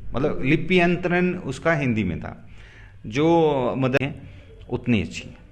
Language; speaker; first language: Hindi; non-native, local second language; Gujari